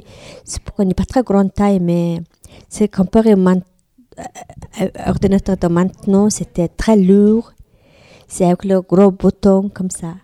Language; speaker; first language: French; non-native, learner; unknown